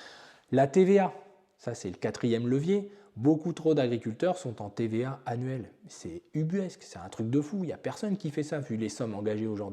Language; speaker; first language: French; native; French